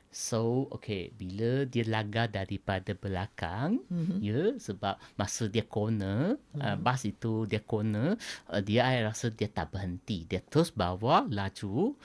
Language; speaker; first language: Malay; non-native, local second language; Chinese